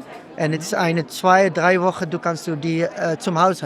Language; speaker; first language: German; non-native, learner; Dutch